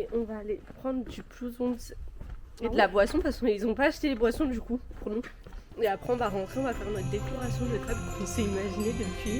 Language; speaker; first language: French; native; French